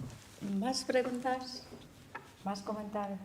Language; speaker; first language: Spanish; non-native, fluent; Turkish